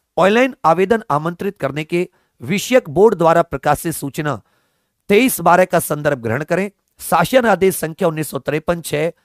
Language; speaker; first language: Hindi; native; Hindi